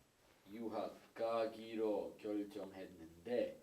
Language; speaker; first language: Korean; non-native, learner; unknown